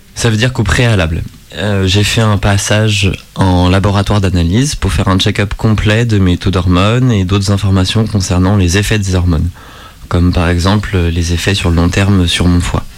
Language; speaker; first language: French; native; French